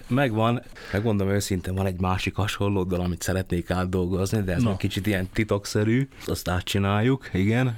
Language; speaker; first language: Hungarian; early bilingual, other home language; Vietnamese